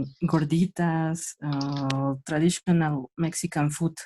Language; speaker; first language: English; non-native, learner; Spanish